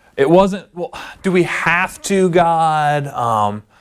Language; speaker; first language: English; native; English